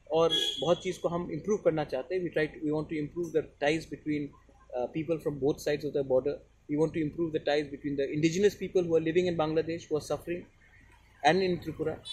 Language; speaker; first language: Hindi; non-native, local second language; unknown